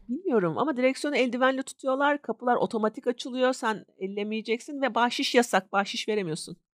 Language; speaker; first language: Turkish; native; Turkish